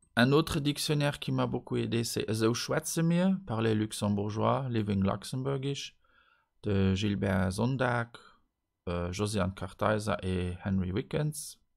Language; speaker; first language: French; non-native, local second language; Luxembourgish